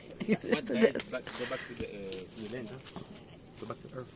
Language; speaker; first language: English; non-native, learner; French